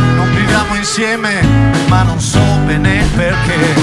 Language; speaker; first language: Italian; native; Italian